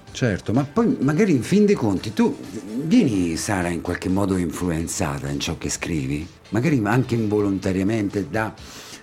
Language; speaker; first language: Italian; native; Italian